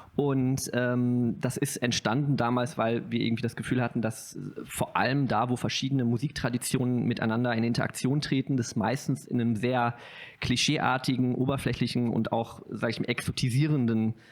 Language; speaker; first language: German; native; German